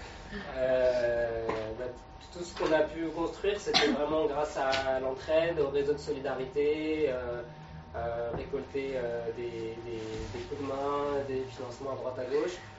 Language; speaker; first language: French; native; French